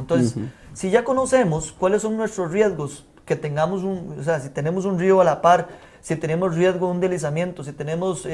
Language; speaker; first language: Spanish; native; Spanish